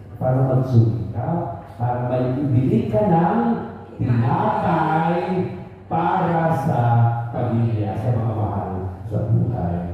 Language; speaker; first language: Filipino; non-native, local second language; Cebuano